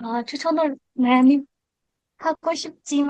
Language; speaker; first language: Korean; non-native, learner; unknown